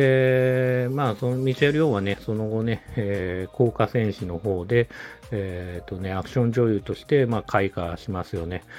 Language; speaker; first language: Japanese; native; Japanese